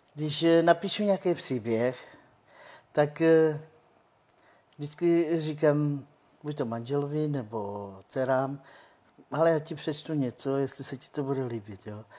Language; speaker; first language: Czech; non-native, local second language; Romany